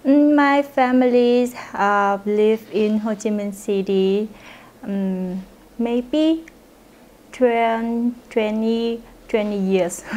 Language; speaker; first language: English; non-native, learner; Vietnamese